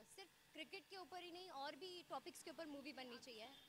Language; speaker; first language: Hindi; native; Hindi